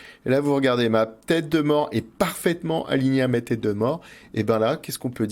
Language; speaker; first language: French; native; French